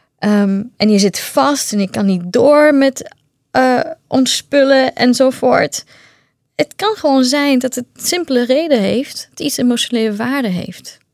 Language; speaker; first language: Dutch; non-native, fluent; Portuguese